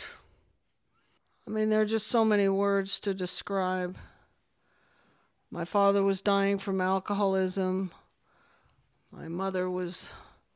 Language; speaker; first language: English; native; English